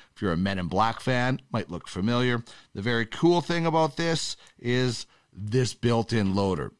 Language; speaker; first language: English; native; English